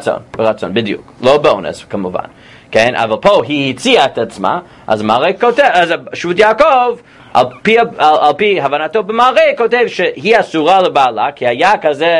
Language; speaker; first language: Hebrew; non-native, fluent; English